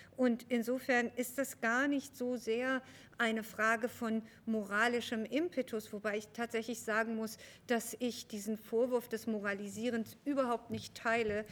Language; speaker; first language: German; early bilingual, other home language; Persian